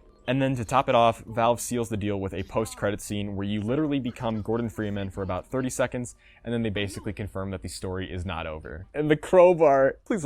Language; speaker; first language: English; native; English